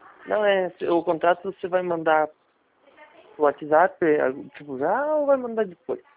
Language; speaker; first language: Portuguese; native; Portuguese